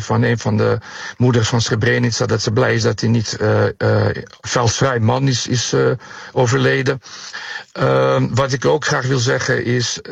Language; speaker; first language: Dutch; non-native, fluent; Bosnian